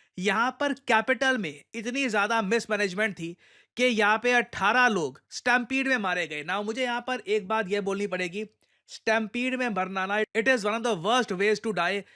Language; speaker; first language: Hindi; native; Hindi